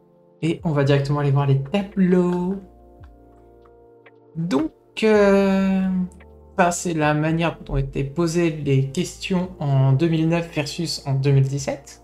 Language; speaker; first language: French; native; French